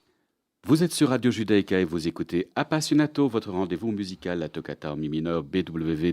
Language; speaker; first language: French; native; French